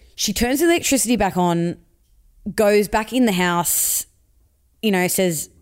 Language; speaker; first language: English; native; English